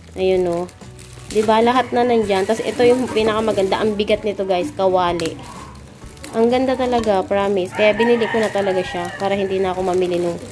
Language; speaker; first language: Filipino; non-native, local second language; Bikol